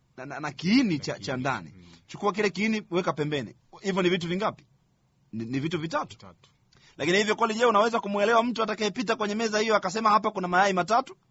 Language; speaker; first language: Swahili; native; Swahili